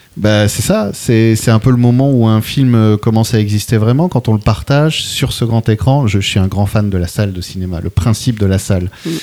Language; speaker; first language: French; native; French